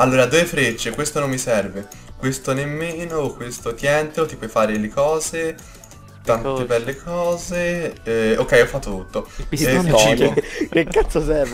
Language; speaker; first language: Italian; native; Italian